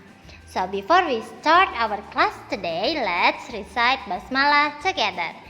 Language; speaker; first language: English; non-native, fluent; Indonesian